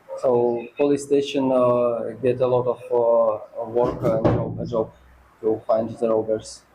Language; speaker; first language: English; non-native, learner; Russian